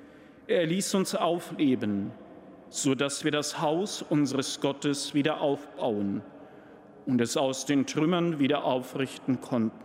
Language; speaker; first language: German; native; German